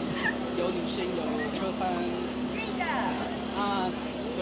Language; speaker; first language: Chinese; non-native, learner; English